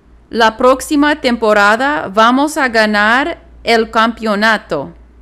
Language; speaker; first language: Spanish; non-native, learner; English